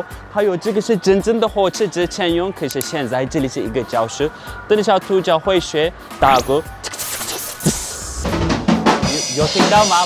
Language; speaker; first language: Chinese; non-native, fluent; Turkish